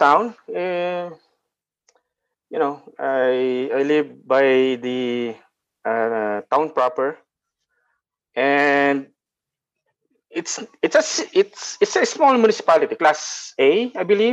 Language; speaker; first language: English; non-native, local second language; Filipino